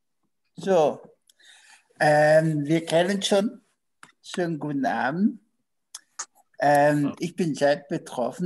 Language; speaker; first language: German; non-native, learner; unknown